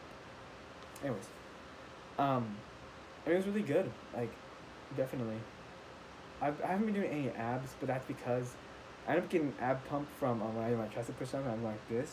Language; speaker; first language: English; native; English